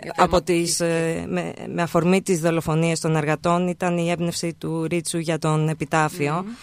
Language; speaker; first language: Greek; native; Greek